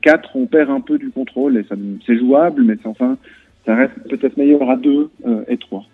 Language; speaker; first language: French; native; French